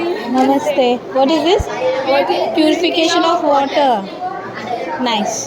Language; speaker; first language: English; non-native, local second language; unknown